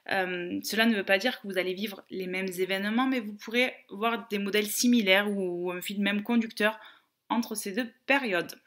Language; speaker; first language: French; native; French